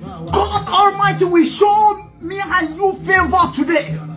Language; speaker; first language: English; non-native, local second language; Yoruba